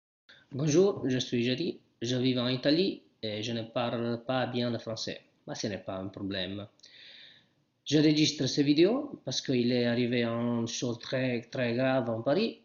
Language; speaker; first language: French; non-native, learner; Italian